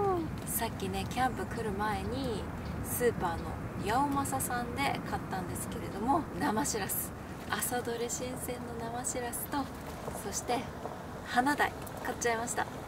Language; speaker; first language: Japanese; native; Japanese